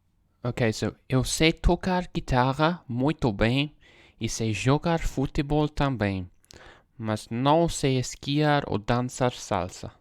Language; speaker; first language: Portuguese; non-native, learner; English